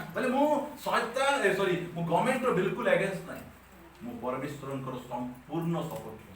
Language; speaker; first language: Odia; native; Odia